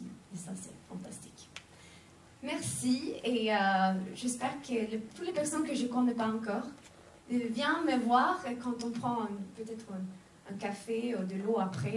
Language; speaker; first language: French; non-native, fluent; Swedish